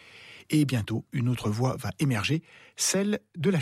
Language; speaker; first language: French; native; French